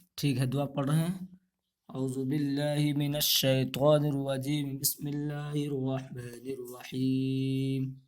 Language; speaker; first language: Urdu; native; Urdu